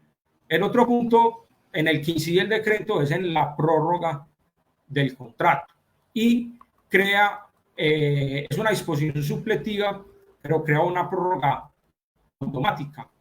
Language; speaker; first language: Spanish; native; Spanish